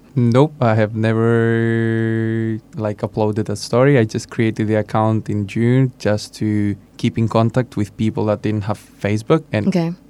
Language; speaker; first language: English; non-native, fluent; Greek